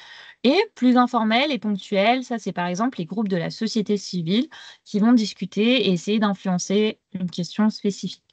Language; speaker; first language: French; native; French